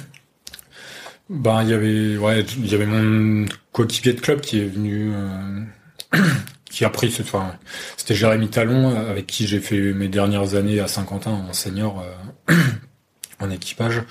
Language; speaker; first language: French; native; French